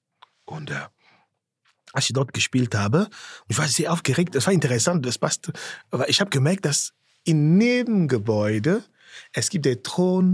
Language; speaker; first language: German; non-native, fluent; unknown